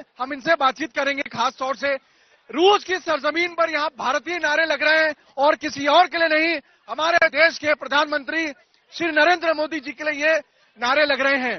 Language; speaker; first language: Hindi; native; Hindi